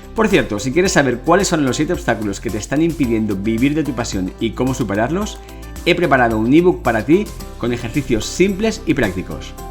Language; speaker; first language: Spanish; native; Spanish